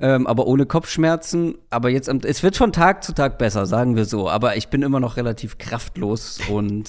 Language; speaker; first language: German; native; German